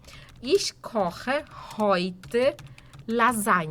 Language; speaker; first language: German; non-native, fluent; Portuguese